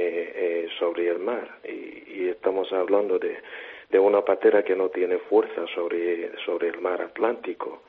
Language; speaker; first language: Spanish; non-native, fluent; Igbo